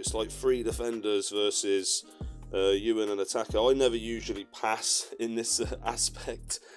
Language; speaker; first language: English; native; English